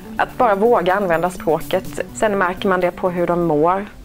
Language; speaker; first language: Swedish; native; Swedish